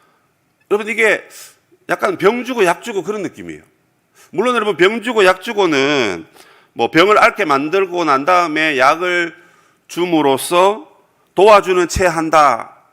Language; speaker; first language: Korean; native; Korean